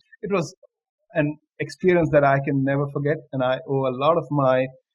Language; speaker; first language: English; non-native, local second language; Hindi